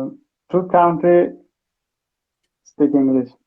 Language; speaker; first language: English; non-native, learner; Persian